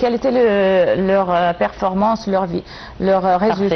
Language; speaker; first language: French; non-native, fluent; Arabic